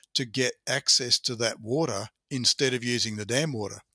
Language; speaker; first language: English; native; English